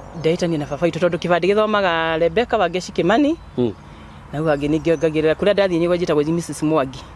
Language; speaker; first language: Kikuyu; native; Kikuyu